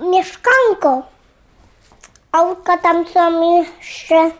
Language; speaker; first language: Polish; early bilingual, heritage; Polish